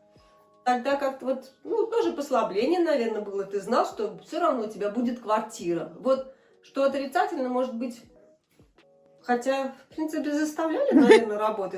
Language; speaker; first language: Russian; native; Russian